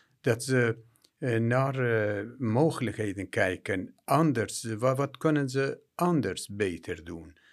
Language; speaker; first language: Dutch; non-native, fluent; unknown